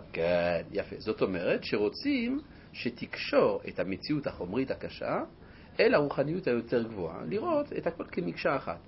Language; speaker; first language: Hebrew; non-native, fluent; French